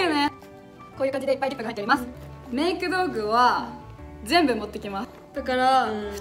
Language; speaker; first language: Japanese; native; Japanese